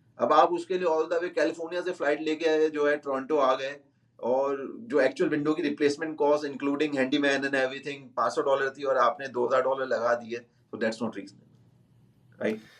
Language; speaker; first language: Urdu; native; Urdu